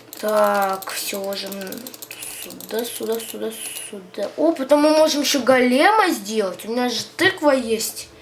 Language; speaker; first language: Russian; native; Russian